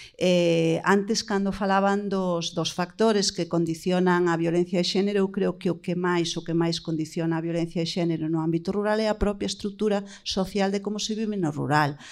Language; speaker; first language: Galician; native; Galician